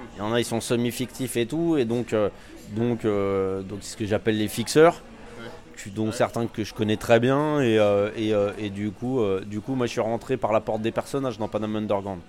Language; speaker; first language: French; native; French